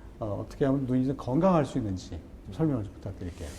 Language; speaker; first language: Korean; native; Korean